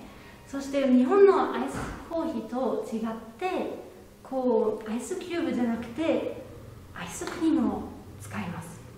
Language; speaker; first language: Japanese; non-native, fluent; German